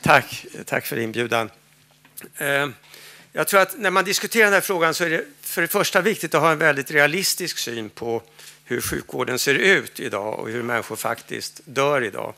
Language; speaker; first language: Swedish; native; Swedish